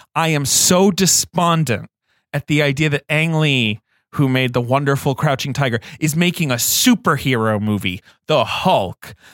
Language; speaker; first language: English; native; English